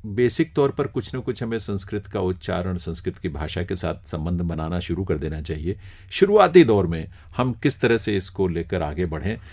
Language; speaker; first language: Hindi; native; Hindi